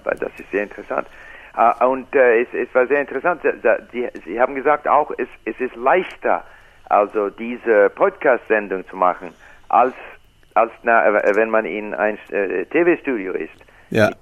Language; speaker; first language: German; non-native, learner; English